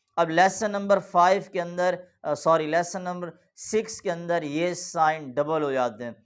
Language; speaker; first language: Urdu; non-native, local second language; Punjabi